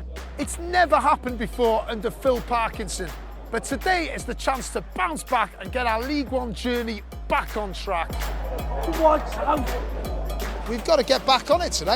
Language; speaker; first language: English; native; English